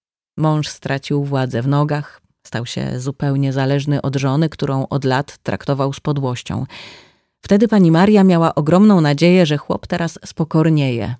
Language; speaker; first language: Polish; native; Polish